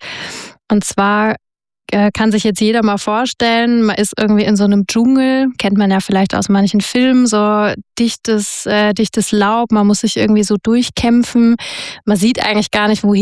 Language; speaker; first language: German; native; German